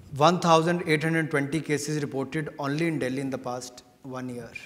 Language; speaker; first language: English; non-native, local second language; Hindi